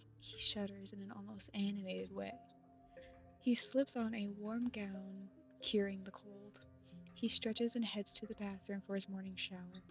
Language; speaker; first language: English; native; English